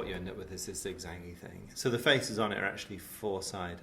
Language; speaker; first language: English; native; English